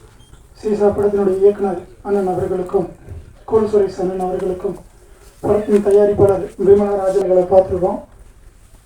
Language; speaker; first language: Tamil; native; Tamil